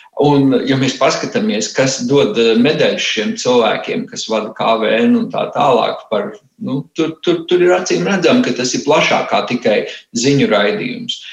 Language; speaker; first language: Latvian; native; Latvian